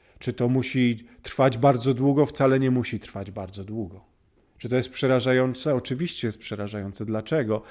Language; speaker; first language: Polish; native; Polish